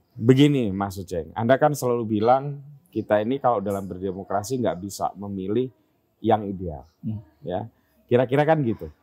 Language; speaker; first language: Indonesian; native; Indonesian